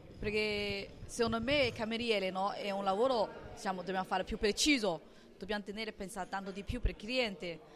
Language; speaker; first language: Italian; non-native, learner; Chinese